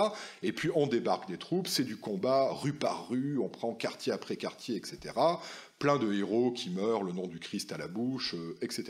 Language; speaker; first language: French; native; French